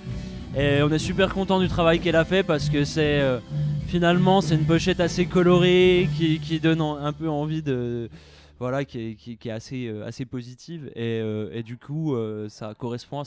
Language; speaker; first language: French; native; French